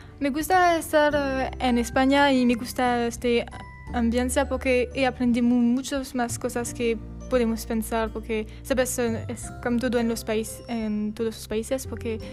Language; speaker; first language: Spanish; non-native, learner; French